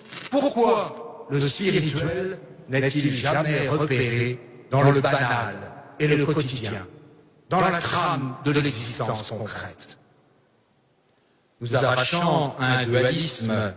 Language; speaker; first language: French; native; French